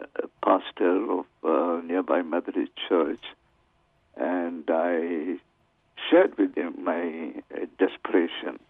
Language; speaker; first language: English; non-native, local second language; Tamil